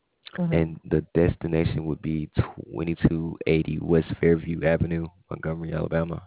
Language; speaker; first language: English; native; English